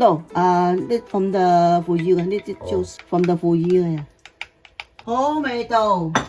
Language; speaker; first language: Cantonese; native; Cantonese